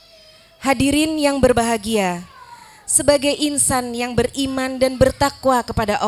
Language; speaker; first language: Indonesian; native; Indonesian